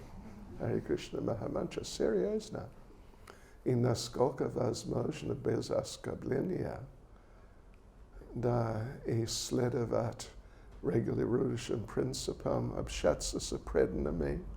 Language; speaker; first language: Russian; non-native, learner; English